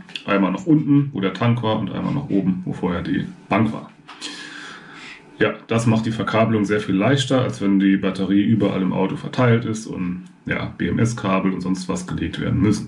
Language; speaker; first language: German; native; German